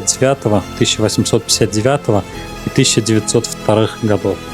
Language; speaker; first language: Russian; native; Russian